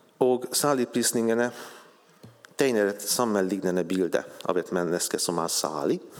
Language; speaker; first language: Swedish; non-native, fluent; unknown